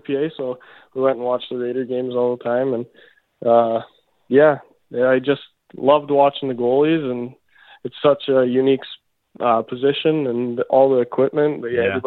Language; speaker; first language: English; native; English